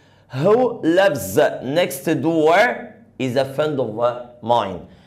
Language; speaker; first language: English; non-native, fluent; Arabic